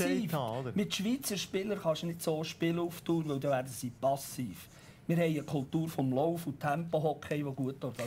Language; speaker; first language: German; native; German